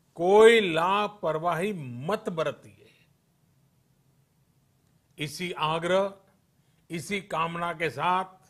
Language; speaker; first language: Hindi; non-native, local second language; Gujarati